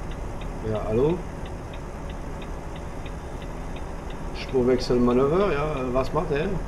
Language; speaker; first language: German; non-native, fluent; French